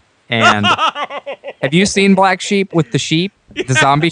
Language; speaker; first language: English; native; English